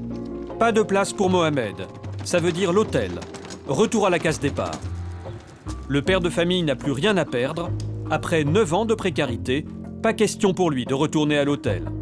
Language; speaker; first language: French; native; French